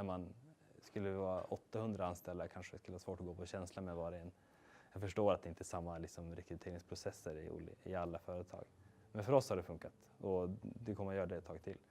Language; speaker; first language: Swedish; native; Swedish